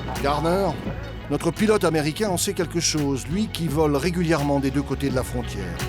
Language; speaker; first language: French; native; French